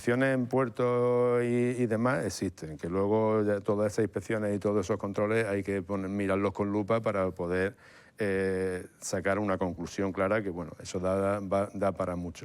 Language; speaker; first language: Spanish; native; Spanish